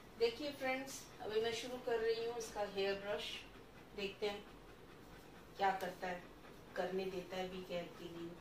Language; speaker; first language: Hindi; non-native, local second language; Bangla